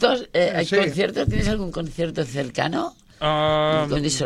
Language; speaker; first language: Spanish; native; Spanish